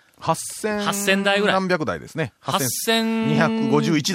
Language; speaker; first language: Japanese; native; Japanese